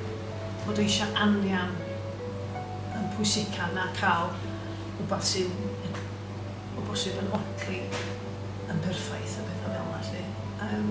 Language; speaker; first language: Welsh; non-native, local second language; English